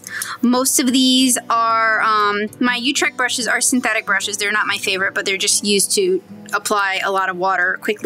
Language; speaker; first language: English; native; English